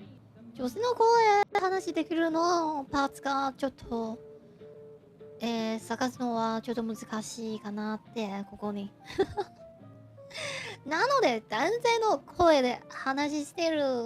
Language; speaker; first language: Japanese; non-native, fluent; Chinese